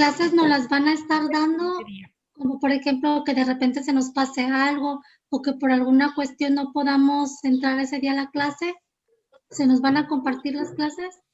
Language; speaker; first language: Spanish; native; Spanish